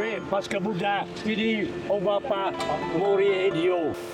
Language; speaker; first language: French; non-native, learner; Thai